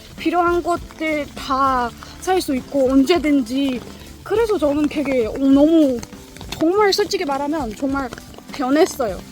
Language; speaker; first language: Korean; non-native, fluent; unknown